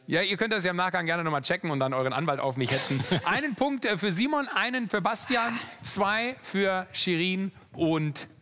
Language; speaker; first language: German; native; German